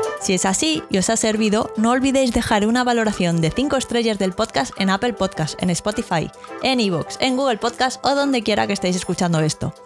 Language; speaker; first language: Spanish; native; Spanish